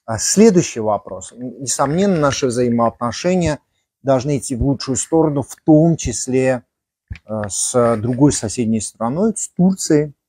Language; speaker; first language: Russian; non-native, local second language; Armenian